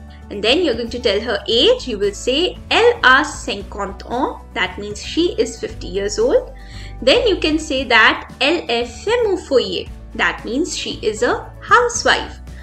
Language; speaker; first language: English; non-native, local second language; Hindi